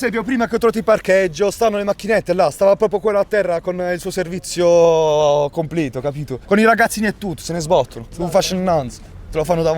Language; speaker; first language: Italian; native; Italian